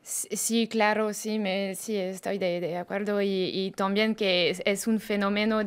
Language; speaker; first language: Spanish; non-native, fluent; French